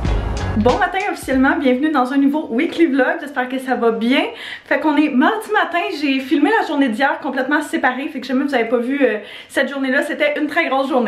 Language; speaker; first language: French; native; French